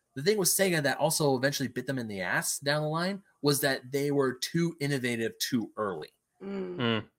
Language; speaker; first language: English; native; English